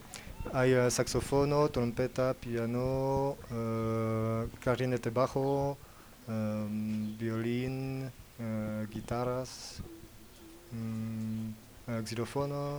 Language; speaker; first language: Spanish; non-native, learner; French